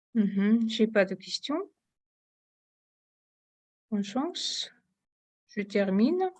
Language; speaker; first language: French; non-native, fluent; Russian